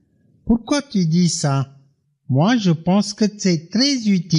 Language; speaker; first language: French; non-native, fluent; Tamil